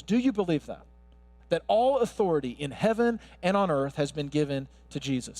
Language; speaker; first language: English; native; English